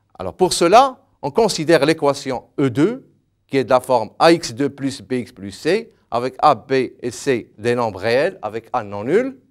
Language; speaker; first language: French; non-native, local second language; Arabic